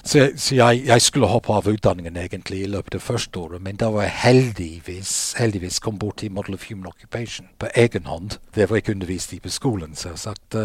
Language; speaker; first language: Norwegian; non-native, fluent; English